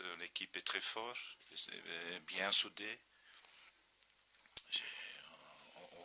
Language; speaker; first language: French; non-native, fluent; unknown